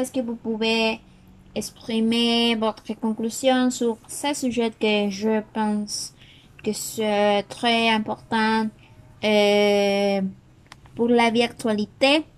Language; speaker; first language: French; non-native, learner; Spanish